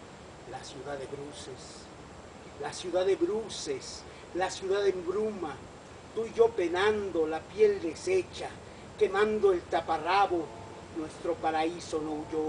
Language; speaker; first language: Spanish; native; Spanish